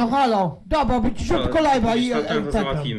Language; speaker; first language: Polish; native; Polish